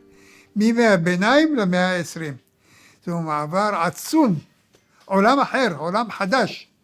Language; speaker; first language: Hebrew; early bilingual, other home language; Arabic